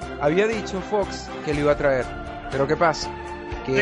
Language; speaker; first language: Spanish; native; Spanish